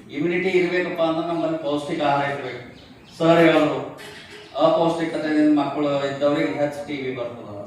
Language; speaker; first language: Kannada; native; Kannada